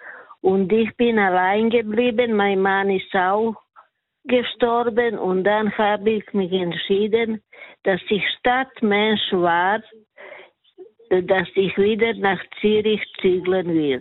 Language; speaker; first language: German; non-native, fluent; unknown